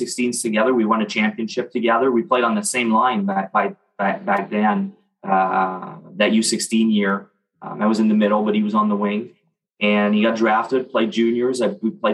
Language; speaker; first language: English; non-native, fluent; French